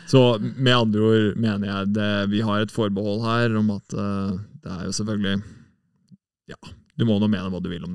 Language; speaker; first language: Norwegian; native; Norwegian